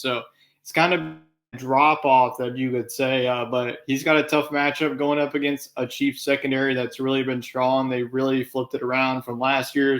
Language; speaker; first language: English; native; English